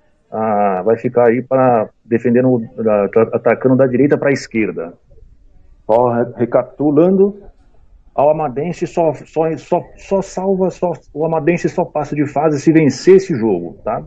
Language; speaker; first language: Portuguese; native; Portuguese